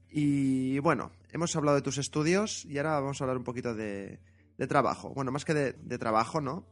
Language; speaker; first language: Spanish; native; Spanish